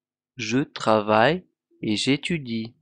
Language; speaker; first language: French; non-native, fluent; Portuguese